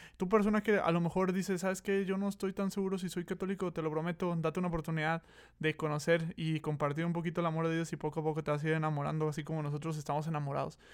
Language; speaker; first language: Spanish; native; Spanish